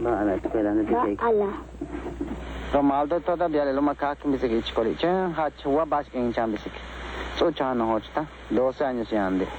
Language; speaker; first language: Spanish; non-native, local second language; Yucateco